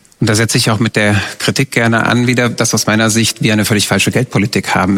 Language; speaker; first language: German; early bilingual, other home language; Romanian